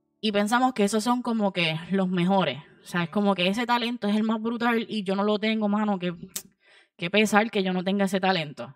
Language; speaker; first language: Spanish; native; Spanish